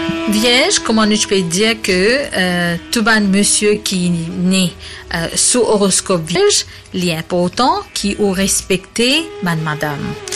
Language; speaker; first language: French; native; French